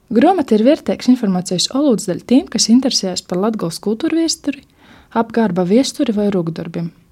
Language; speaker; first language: Latvian; native; Latvian